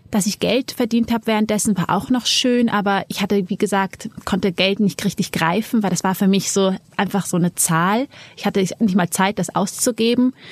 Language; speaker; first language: German; early bilingual, other home language; Amharic